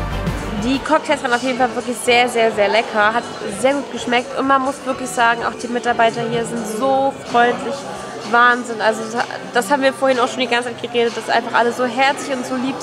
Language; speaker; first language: German; native; German